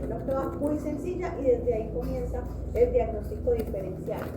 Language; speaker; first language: Spanish; native; Spanish